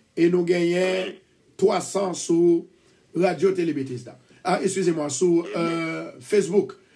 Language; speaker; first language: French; non-native, local second language; Haitian Creole